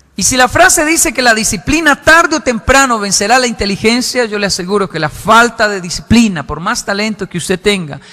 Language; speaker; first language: Spanish; non-native, fluent; Japanese